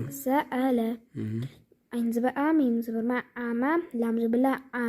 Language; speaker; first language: Arabic; non-native, learner; Urdu